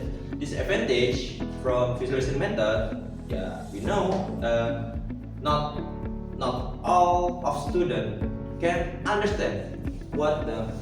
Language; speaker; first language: English; non-native, learner; Indonesian